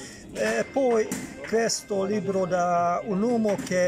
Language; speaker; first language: Italian; non-native, learner; Hungarian